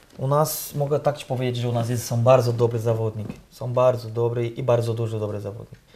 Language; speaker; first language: Polish; non-native, learner; Portuguese